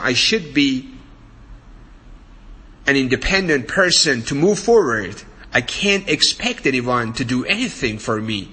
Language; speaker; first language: English; non-native, fluent; Persian